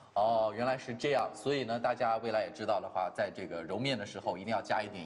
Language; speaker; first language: Chinese; native; Chinese